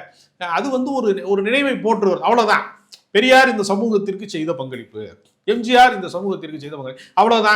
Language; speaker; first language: Tamil; native; Tamil